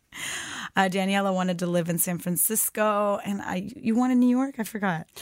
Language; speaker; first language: English; non-native, fluent; Turkish